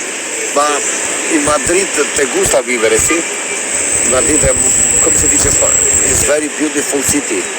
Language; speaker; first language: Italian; non-native, fluent; Albanian